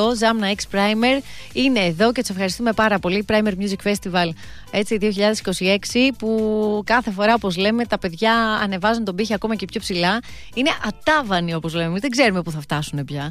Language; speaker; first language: Greek; native; Greek